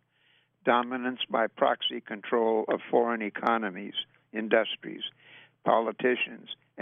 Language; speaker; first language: English; native; English